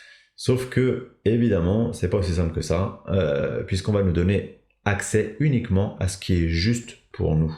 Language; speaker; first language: French; native; French